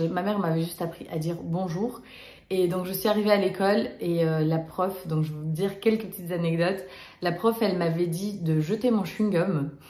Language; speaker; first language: French; early bilingual, other home language; Romanian